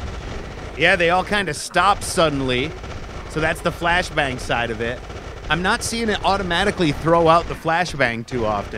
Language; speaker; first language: English; native; English